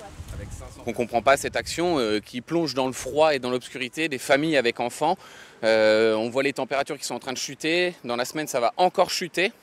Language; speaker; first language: French; native; French